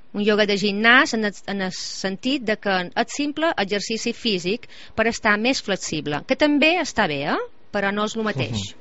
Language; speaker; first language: Catalan; native; Catalan